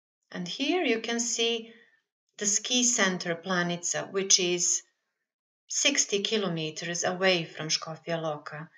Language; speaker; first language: English; non-native, fluent; Serbian